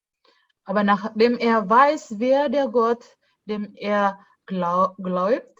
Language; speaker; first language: German; non-native, fluent; Indonesian